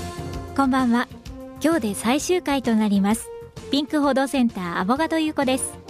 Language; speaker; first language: Japanese; native; Japanese